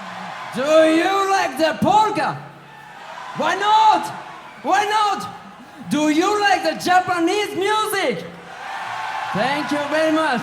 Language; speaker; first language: English; non-native, learner; Japanese